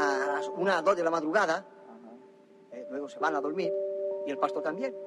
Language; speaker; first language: Spanish; non-native, local second language; Catalan